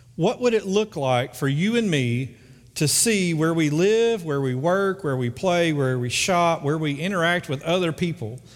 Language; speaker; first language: English; native; English